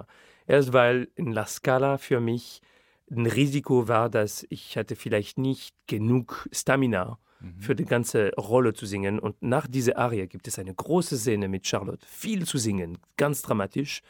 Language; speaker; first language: German; non-native, fluent; French